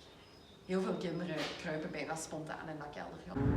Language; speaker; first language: Dutch; native; Dutch